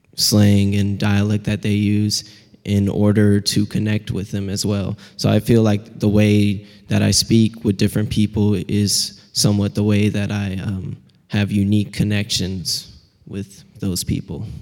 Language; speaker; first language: English; native; English